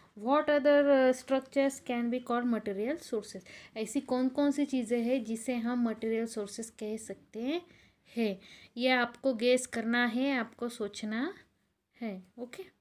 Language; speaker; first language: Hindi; non-native, local second language; Marathi